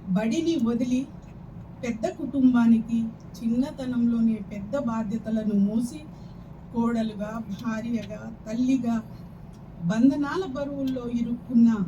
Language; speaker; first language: Telugu; non-native, local second language; Lambadi